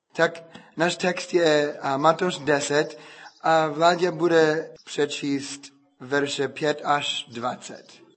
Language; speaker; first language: Czech; non-native, fluent; English